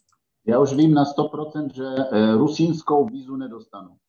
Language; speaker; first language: Czech; non-native, fluent; Polish